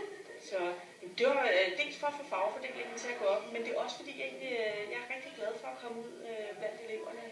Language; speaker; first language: Danish; native; Danish